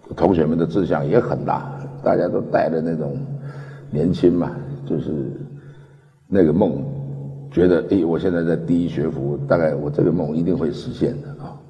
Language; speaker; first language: Chinese; early bilingual, other home language; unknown